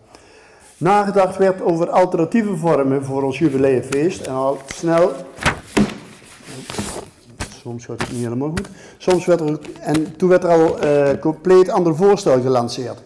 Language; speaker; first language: Dutch; native; Dutch